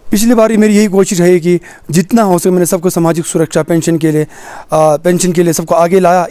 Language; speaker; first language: Hindi; native; Hindi